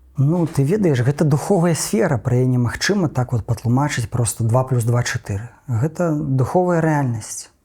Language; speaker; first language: Belarusian; non-native, local second language; Russian